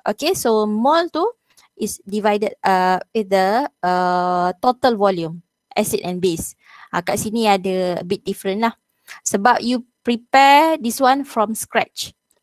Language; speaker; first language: English; non-native, local second language; Malay